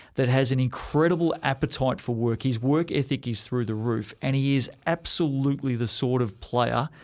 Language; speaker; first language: English; native; English